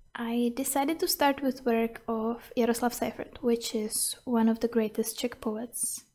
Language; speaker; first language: English; non-native, fluent; Czech